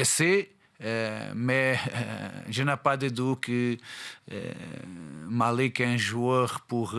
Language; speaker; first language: French; non-native, fluent; Portuguese